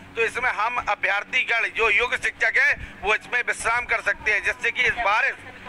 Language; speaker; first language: Hindi; native; Hindi